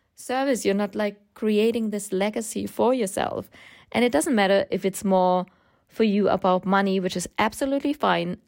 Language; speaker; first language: English; non-native, fluent; German